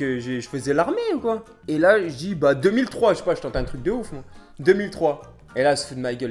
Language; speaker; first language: French; native; French